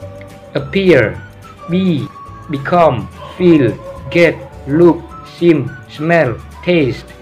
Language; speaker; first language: English; non-native, fluent; Indonesian